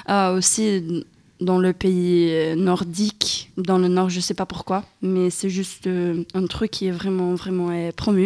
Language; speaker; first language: French; non-native, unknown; Swedish